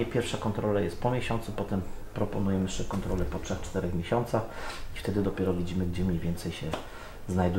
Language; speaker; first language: Polish; native; Polish